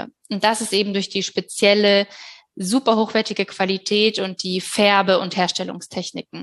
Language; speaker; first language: German; native; German